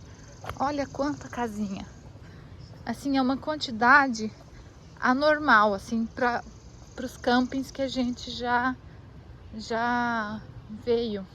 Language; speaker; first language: Portuguese; native; Portuguese